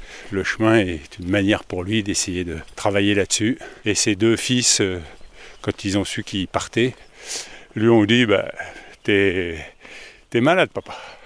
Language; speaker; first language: French; native; French